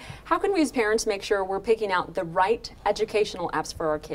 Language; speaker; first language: English; native; English